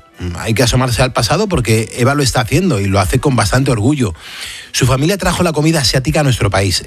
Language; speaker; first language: Spanish; native; Spanish